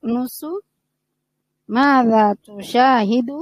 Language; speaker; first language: Arabic; non-native, learner; Indonesian